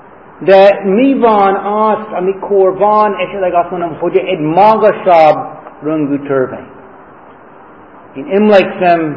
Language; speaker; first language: Hungarian; non-native, fluent; English